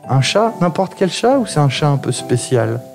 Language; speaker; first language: French; native; French